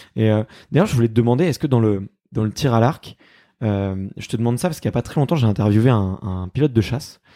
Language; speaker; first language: French; native; French